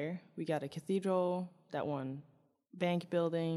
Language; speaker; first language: English; non-native, fluent; Dutch